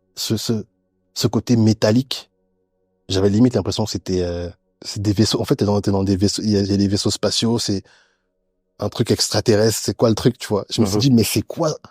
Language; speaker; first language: French; early bilingual, other home language; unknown